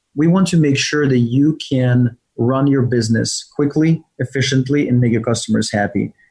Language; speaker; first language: English; non-native, fluent; Ukrainian